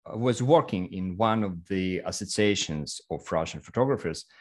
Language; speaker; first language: English; non-native, learner; Russian